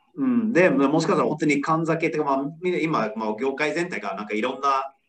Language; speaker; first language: Japanese; non-native, fluent; English